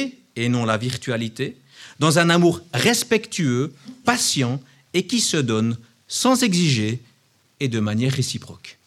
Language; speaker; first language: French; native; French